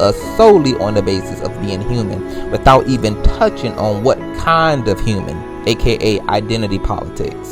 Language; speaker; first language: English; native; English